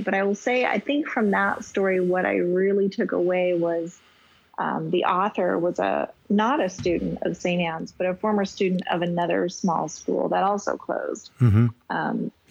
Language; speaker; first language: English; native; English